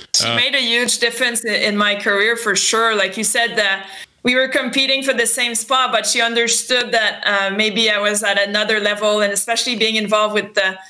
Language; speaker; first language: English; non-native, fluent; French